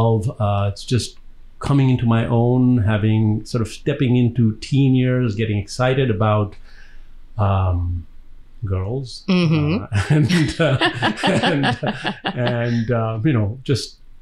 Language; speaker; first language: English; non-native, local second language; Gujarati